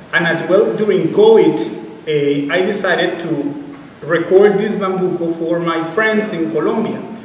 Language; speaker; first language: English; non-native, fluent; Spanish